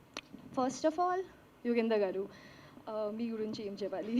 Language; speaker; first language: Telugu; non-native, learner; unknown